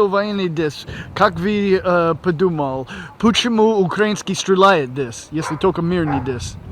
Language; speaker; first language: Russian; non-native, learner; English